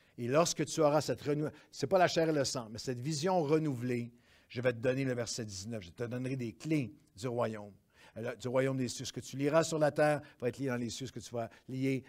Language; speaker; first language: French; native; French